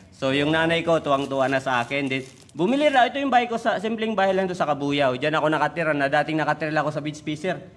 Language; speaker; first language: Filipino; non-native, local second language; Masbatenyo